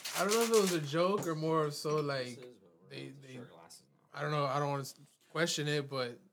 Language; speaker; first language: English; native; English